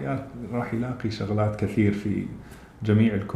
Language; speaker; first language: Arabic; early bilingual, heritage; English